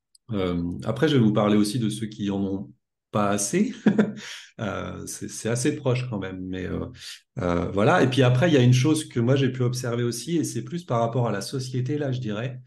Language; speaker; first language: French; native; French